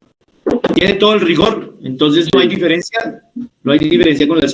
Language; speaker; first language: Spanish; native; Spanish